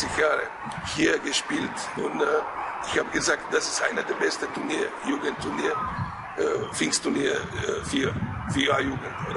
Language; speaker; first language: German; non-native, fluent; Croatian